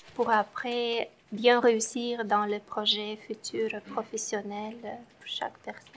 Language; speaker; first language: French; non-native, fluent; Romanian